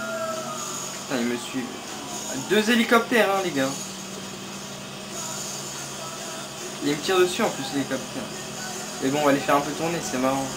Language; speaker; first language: French; native; French